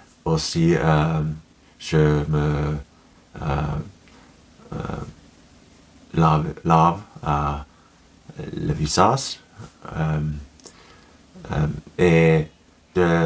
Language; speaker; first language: French; non-native, learner; Finnish